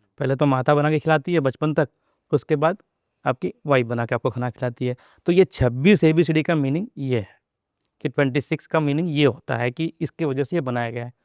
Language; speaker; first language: Hindi; non-native, local second language; Telugu